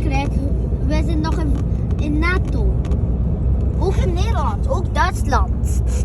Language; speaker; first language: Dutch; early bilingual, other home language; Filipino